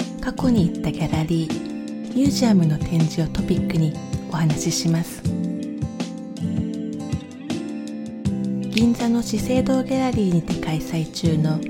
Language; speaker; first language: Japanese; native; Japanese